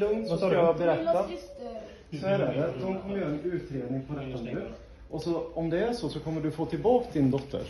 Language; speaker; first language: Swedish; native; Swedish